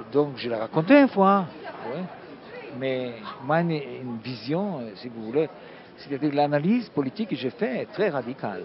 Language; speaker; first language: French; non-native, fluent; Hebrew